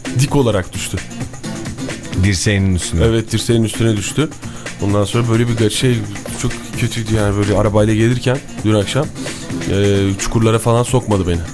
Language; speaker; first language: Turkish; native; Turkish